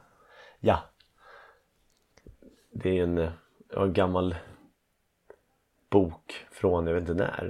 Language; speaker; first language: Swedish; native; Swedish